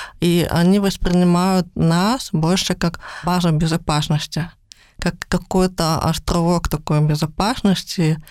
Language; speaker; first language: Russian; native; Russian